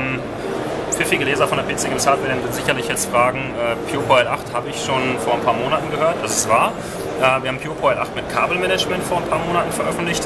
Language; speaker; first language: German; native; German